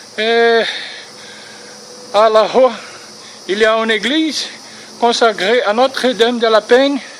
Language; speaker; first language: French; non-native, learner; Portuguese